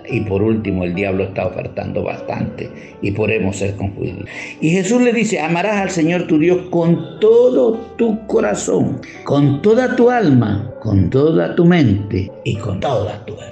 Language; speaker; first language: Spanish; native; Spanish